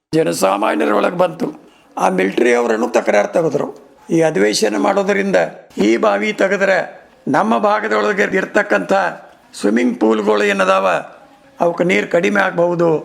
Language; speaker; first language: Kannada; native; Kannada